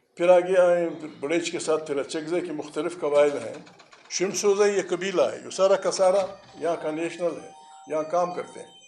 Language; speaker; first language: Urdu; non-native, local second language; Pashto